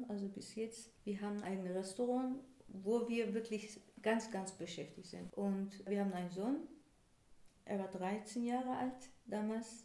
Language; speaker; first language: German; non-native, fluent; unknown